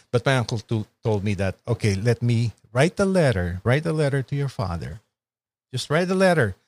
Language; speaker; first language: English; non-native, local second language; Filipino